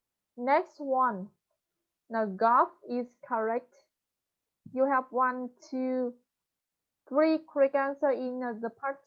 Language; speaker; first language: English; non-native, fluent; Vietnamese